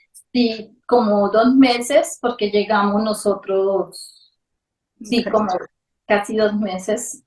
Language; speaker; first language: Spanish; native; Spanish